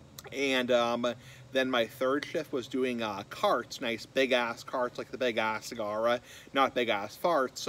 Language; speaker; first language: English; native; English